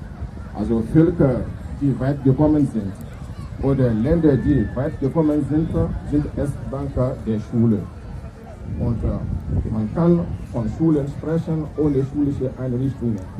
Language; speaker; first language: German; non-native, fluent; French